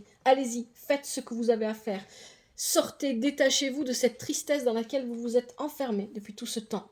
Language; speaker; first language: French; native; French